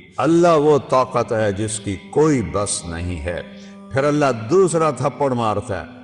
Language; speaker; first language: Urdu; non-native, local second language; Punjabi